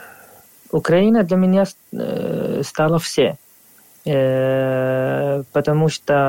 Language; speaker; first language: Russian; non-native, fluent; Arabic